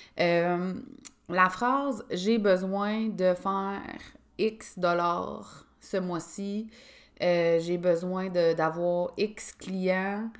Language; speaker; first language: French; native; French